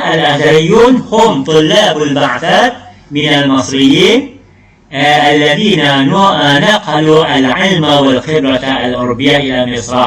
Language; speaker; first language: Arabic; non-native, fluent; Malay